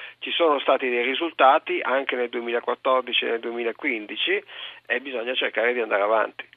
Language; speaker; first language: Italian; native; Italian